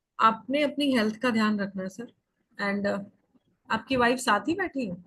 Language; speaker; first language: Hindi; native; Hindi